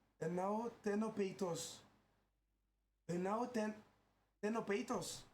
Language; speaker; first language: Portuguese; non-native, learner; French